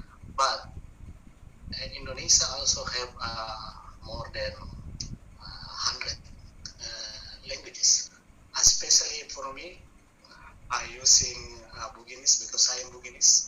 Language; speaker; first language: English; non-native, learner; Indonesian